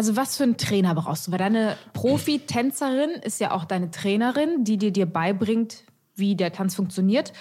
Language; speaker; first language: German; native; German